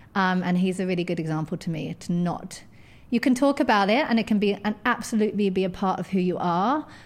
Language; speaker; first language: English; native; English